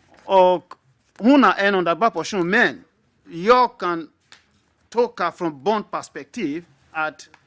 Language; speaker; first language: Swedish; non-native, fluent; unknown